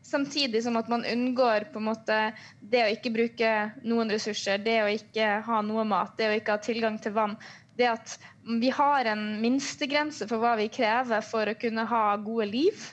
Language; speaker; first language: Norwegian; native; Norwegian